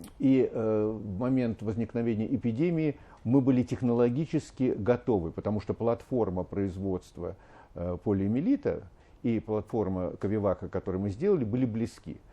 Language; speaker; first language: Russian; native; Russian